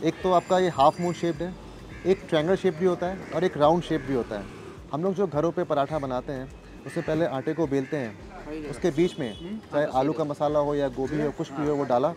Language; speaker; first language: Hindi; native; Hindi